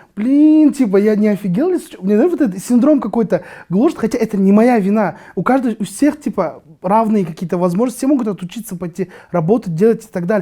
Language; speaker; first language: Russian; non-native, local second language; Kazakh